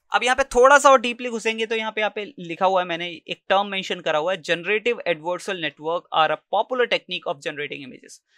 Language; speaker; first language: Hindi; native; Hindi